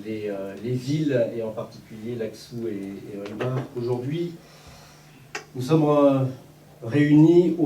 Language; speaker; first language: French; native; French